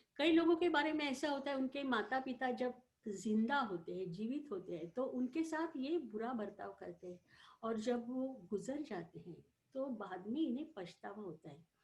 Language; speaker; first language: Hindi; non-native, local second language; Marathi